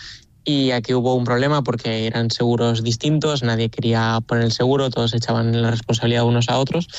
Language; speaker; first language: Spanish; native; Spanish